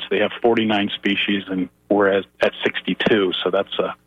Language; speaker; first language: English; native; English